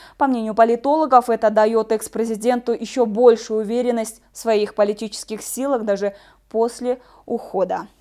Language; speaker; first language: Russian; non-native, local second language; Kyrgyz